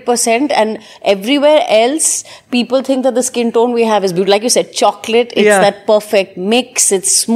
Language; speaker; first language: English; non-native, local second language; Hindi